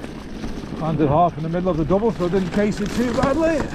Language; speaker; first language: English; native; English